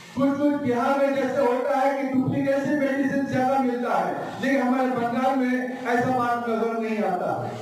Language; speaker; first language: Hindi; non-native, local second language; Bangla